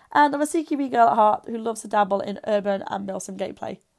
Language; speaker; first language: English; native; English